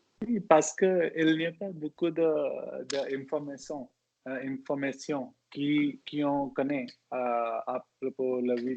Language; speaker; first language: French; non-native, learner; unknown